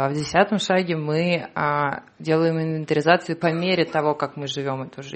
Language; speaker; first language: Russian; native; Russian